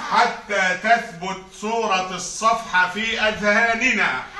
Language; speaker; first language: Arabic; native; Arabic